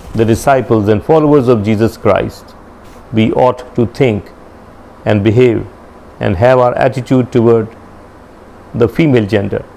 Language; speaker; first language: English; non-native, local second language; Hindi